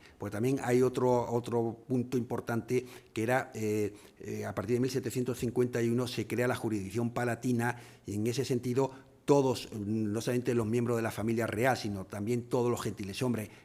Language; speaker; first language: Spanish; native; Spanish